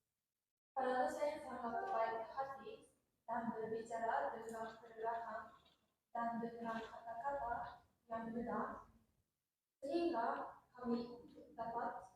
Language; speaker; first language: Indonesian; non-native, learner; Japanese